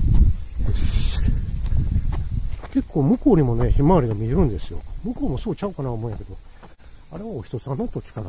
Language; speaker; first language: Japanese; native; Japanese